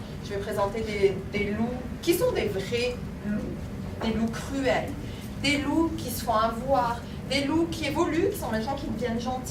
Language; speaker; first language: French; native; French